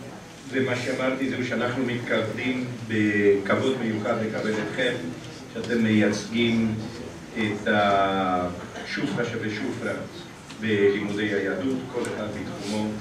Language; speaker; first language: Hebrew; non-native, fluent; Spanish